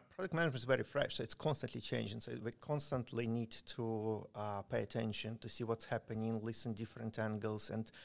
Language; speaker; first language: English; non-native, fluent; Ukrainian